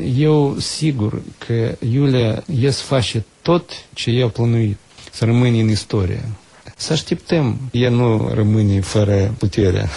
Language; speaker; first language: Romanian; native; Romanian